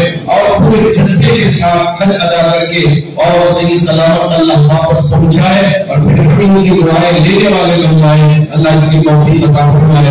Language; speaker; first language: Urdu; native; Urdu